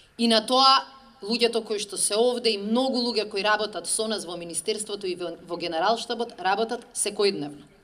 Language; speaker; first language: Macedonian; native; Macedonian